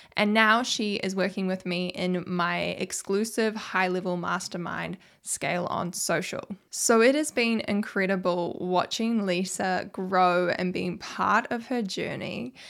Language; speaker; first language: English; native; English